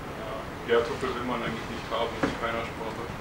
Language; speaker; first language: German; native; German